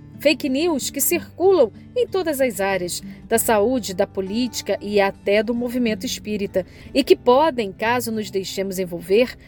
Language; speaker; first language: Portuguese; native; Portuguese